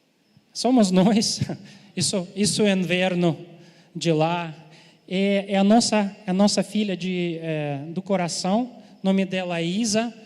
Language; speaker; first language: Portuguese; non-native, fluent; Ukrainian